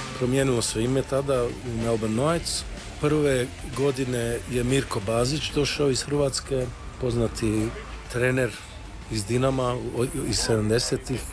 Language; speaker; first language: Croatian; early bilingual, heritage; Croatian